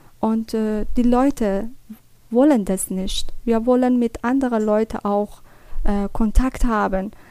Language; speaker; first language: German; non-native, learner; Persian